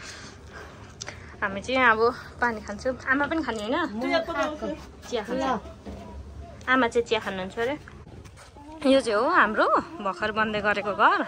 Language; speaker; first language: Nepali; native; Nepali